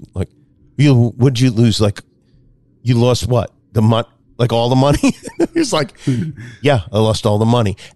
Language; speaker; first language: English; native; English